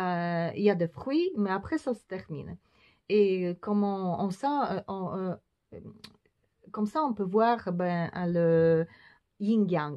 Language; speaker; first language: French; non-native, fluent; Polish